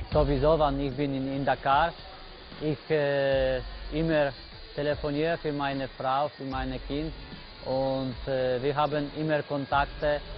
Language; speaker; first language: German; non-native, learner; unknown